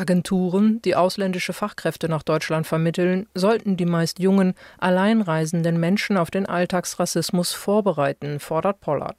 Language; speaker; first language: German; native; German